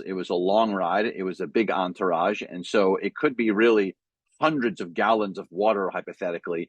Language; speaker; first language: English; native; English